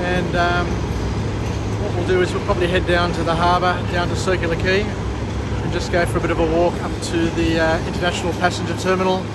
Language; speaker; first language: English; native; English